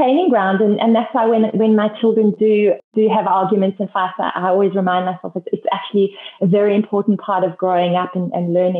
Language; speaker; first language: English; native; English